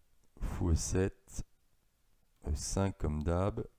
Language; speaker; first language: French; native; French